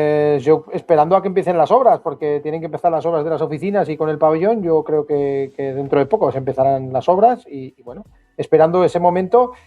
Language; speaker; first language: Spanish; native; Spanish